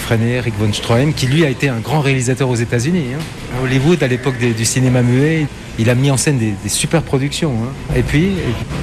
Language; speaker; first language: French; native; French